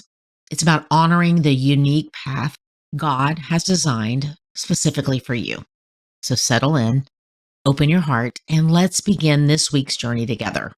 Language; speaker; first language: English; native; English